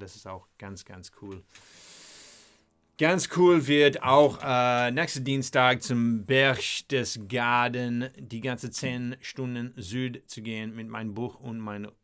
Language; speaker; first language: German; non-native, learner; English